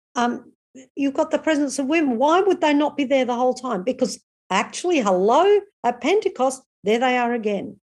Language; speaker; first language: English; native; English